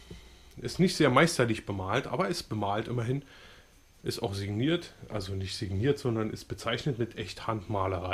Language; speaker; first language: German; native; German